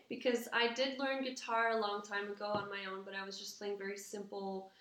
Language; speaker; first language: English; native; English